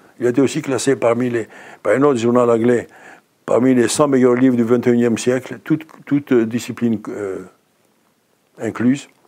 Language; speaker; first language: French; non-native, fluent; Greek